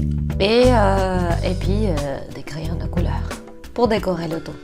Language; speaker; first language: French; non-native, fluent; Spanish